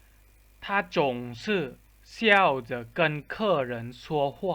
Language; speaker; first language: Chinese; non-native, fluent; Lao